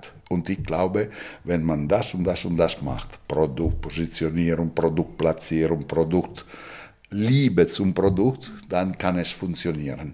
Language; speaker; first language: German; non-native, fluent; Italian